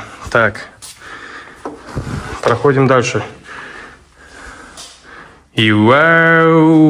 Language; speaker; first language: Russian; native; Russian